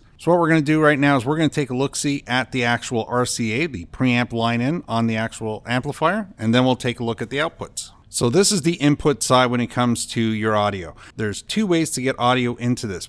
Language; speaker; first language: English; native; English